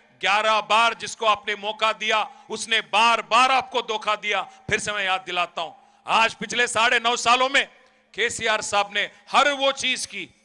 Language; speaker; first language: Hindi; non-native, local second language; Telugu